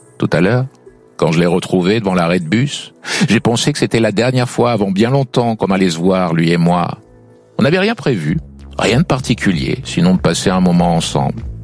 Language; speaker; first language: French; native; French